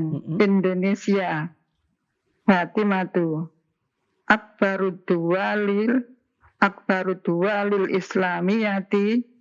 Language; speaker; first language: Arabic; non-native, learner; Indonesian